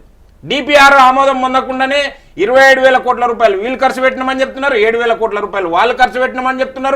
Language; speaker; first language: Telugu; native; Telugu